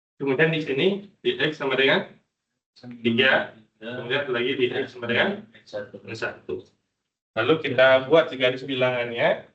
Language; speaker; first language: Indonesian; native; Indonesian